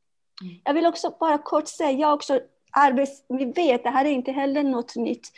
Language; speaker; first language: Swedish; non-native, fluent; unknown